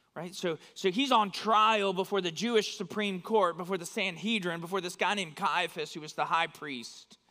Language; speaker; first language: English; native; English